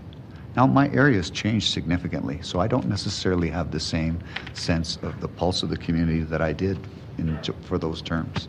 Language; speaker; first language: English; non-native, fluent; Ukrainian